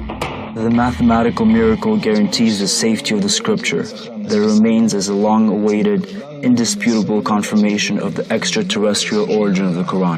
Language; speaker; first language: English; non-native, fluent; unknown